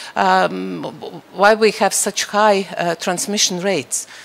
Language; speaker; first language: English; non-native, fluent; Latvian